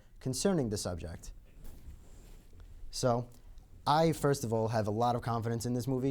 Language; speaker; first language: English; native; English